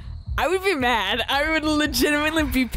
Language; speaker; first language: English; native; English